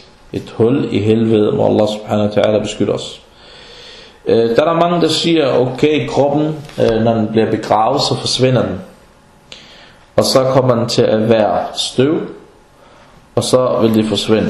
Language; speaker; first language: Danish; early bilingual, other home language; Arabic